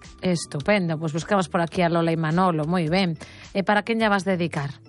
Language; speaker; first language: Spanish; native; Spanish